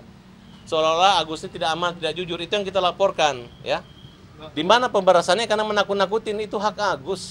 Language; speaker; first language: Indonesian; native; Indonesian